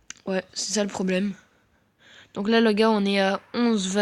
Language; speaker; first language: French; native; French